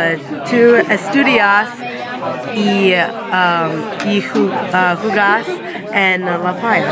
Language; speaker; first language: Spanish; non-native, learner; English